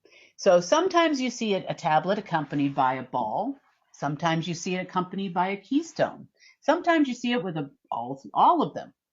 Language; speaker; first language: English; native; English